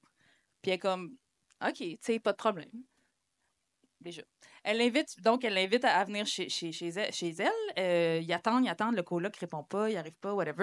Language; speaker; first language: French; native; French